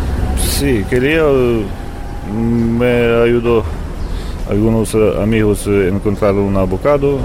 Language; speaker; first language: Spanish; non-native, learner; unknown